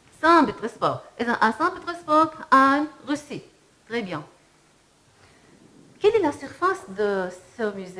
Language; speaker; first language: French; non-native, fluent; Arabic